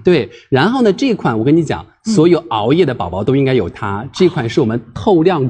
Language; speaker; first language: Chinese; native; Chinese